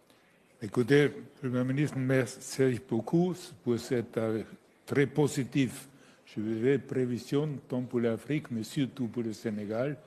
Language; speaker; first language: French; non-native, fluent; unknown